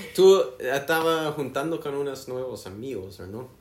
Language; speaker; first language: Spanish; non-native, learner; English